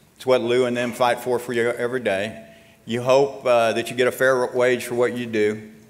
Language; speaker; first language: English; native; English